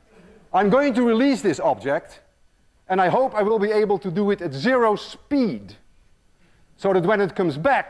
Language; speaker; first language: English; non-native, fluent; Dutch